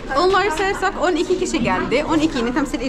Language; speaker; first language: Turkish; non-native, learner; Arabic